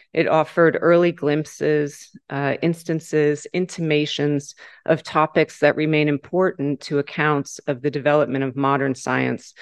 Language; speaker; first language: English; native; English